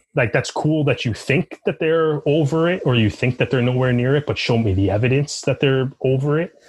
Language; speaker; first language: English; native; English